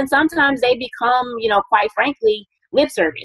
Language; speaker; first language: English; native; English